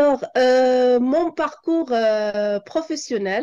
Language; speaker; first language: French; non-native, local second language; Arabic